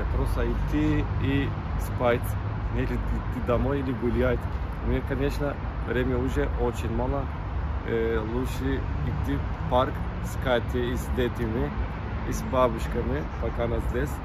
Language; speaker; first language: Russian; non-native, learner; Turkish